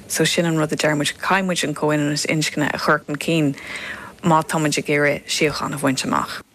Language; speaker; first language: Irish; non-native, local second language; English